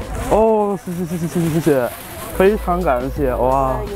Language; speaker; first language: Chinese; non-native, fluent; English